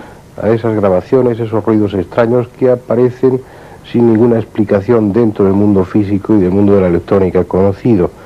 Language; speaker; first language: Spanish; native; Spanish